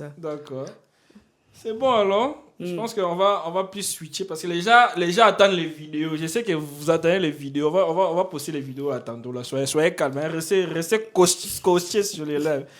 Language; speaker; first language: French; non-native, local second language; Lingala